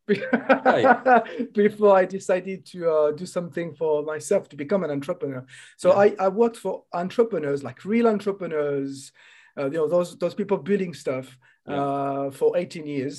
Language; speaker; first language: English; non-native, fluent; French